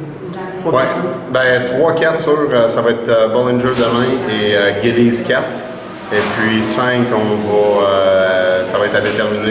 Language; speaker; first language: French; native; French